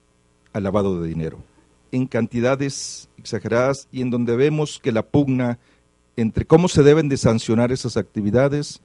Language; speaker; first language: Spanish; native; Spanish